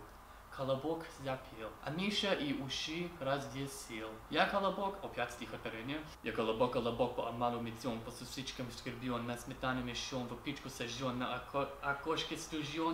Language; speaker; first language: Russian; non-native, learner; English